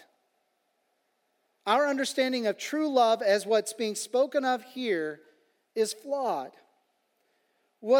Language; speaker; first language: English; native; English